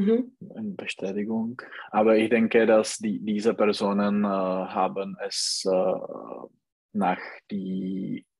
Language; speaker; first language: German; non-native, learner; Czech